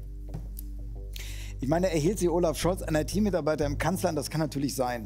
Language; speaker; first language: German; native; German